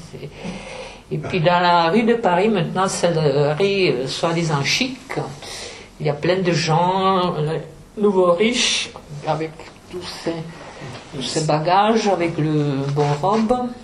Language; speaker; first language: French; non-native, fluent; Czech